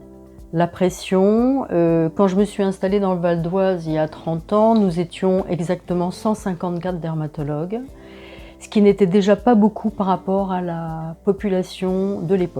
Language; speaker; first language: French; native; French